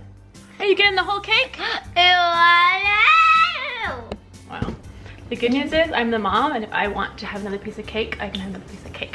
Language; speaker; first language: English; native; English